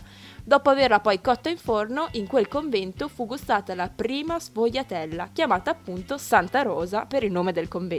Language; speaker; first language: Italian; native; Italian